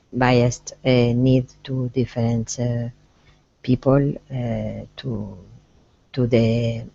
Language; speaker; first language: English; non-native, learner; Spanish